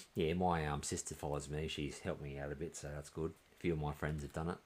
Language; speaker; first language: English; native; English